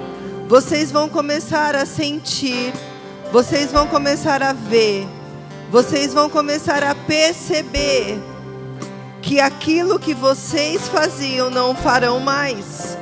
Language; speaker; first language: Portuguese; native; Portuguese